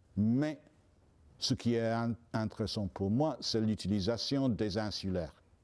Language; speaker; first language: French; non-native, fluent; English